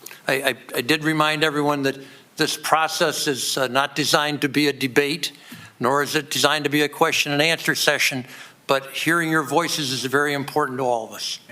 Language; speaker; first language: English; native; English